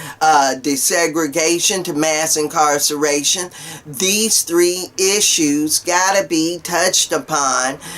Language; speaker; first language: English; native; English